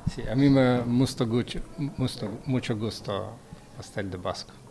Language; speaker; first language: Spanish; non-native, learner; Ukrainian